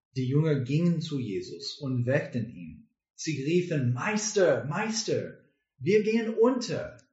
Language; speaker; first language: German; non-native, learner; English